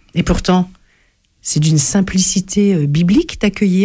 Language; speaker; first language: French; native; French